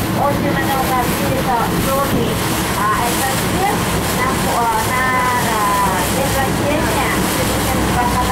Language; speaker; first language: Russian; non-native, learner; Thai